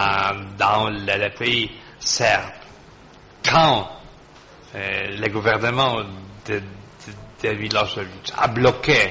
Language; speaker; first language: French; non-native, fluent; Polish